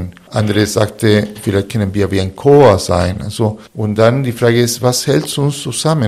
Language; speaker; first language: German; non-native, fluent; Spanish